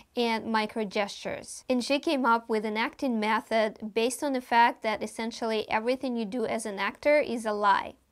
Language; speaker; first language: English; non-native, fluent; Russian